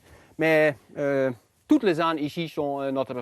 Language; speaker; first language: French; non-native, learner; Dutch